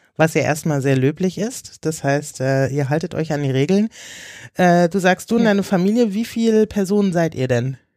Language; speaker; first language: German; native; German